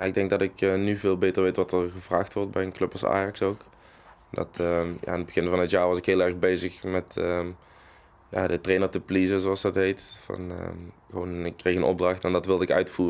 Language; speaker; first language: Dutch; native; Dutch